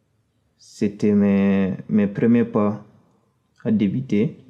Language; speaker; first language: French; non-native, fluent; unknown